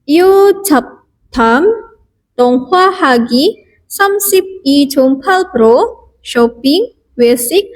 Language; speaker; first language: Korean; non-native, fluent; Indonesian